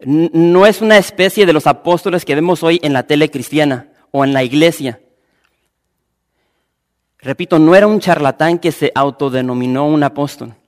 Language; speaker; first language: Spanish; native; Spanish